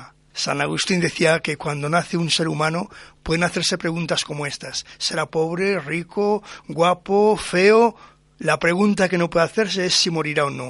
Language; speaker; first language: Spanish; native; Spanish